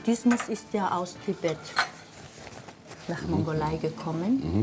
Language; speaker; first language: German; non-native, fluent; Mongolian